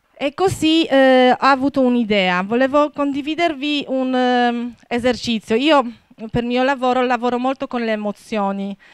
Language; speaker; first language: Italian; non-native, fluent; Polish